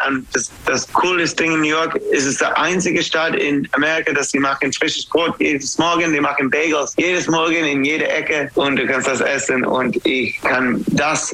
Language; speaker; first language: German; non-native, learner; English